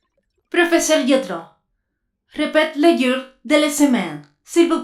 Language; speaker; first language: French; non-native, learner; Spanish